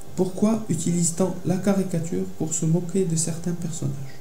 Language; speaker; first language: French; non-native, local second language; Arabic